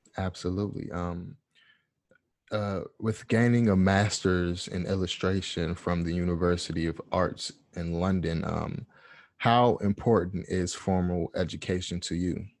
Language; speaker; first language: English; native; English